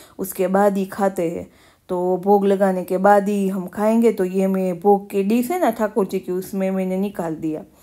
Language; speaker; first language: Hindi; non-native, local second language; Gujarati